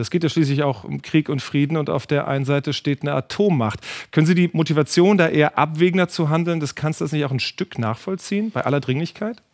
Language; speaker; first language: German; native; German